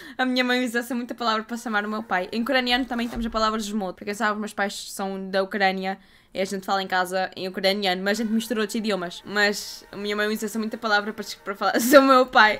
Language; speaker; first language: Portuguese; early bilingual, other home language; Ukrainian